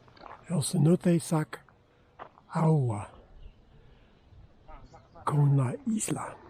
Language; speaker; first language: Spanish; non-native, learner; English